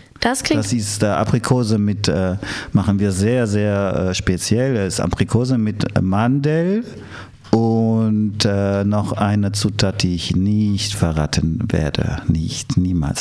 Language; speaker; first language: German; early bilingual, other home language; Italian